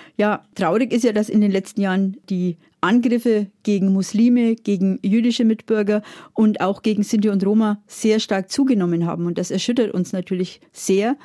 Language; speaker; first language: German; native; German